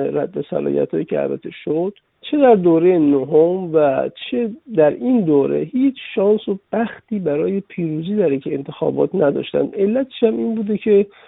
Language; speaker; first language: Persian; native; Persian